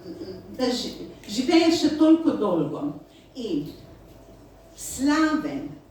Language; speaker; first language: Macedonian; non-native, learner; Slovenian